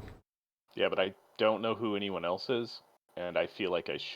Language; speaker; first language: English; native; English